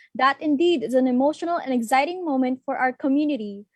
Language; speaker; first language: English; non-native, local second language; Filipino